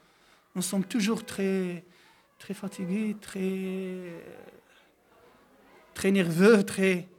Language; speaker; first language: French; non-native, local second language; Arabic